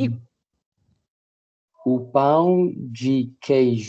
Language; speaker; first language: Portuguese; non-native, learner; Spanish